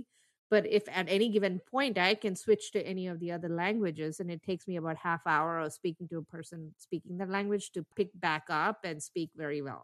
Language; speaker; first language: English; non-native, local second language; Tamil